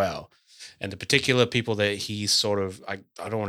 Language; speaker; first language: English; native; English